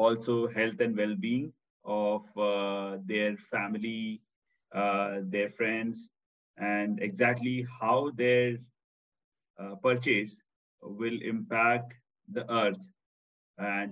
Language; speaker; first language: English; non-native, local second language; Hindi